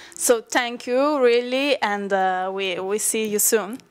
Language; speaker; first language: English; non-native, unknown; Italian